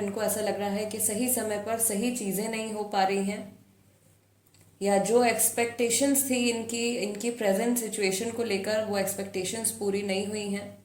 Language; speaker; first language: Hindi; native; Hindi